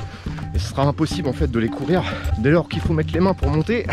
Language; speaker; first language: French; native; French